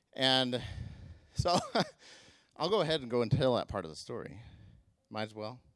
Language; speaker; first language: English; native; English